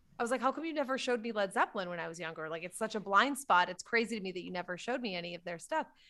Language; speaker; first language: English; native; English